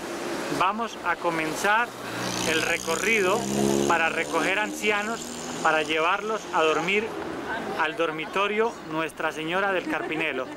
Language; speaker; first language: Spanish; native; Spanish